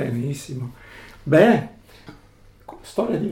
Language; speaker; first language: Italian; non-native, fluent; French